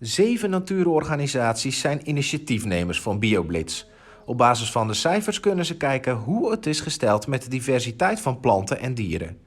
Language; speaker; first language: Dutch; native; Dutch